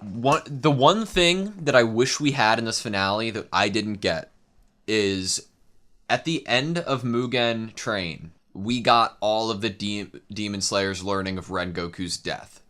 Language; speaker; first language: English; native; English